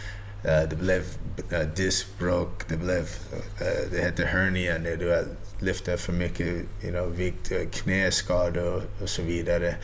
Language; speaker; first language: Swedish; early bilingual, heritage; Swedish